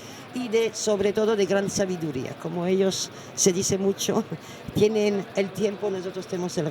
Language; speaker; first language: Spanish; non-native, learner; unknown